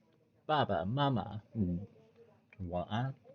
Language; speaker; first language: Chinese; non-native, learner; English